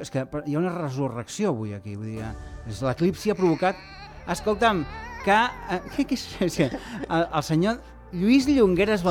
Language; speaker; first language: Catalan; native; Catalan